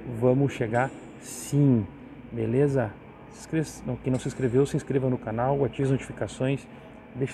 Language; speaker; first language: Portuguese; native; Portuguese